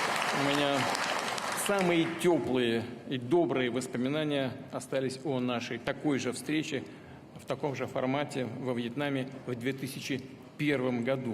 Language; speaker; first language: Russian; native; Russian